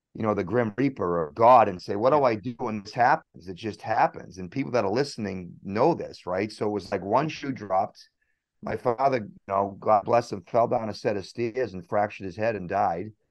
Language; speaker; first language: English; native; English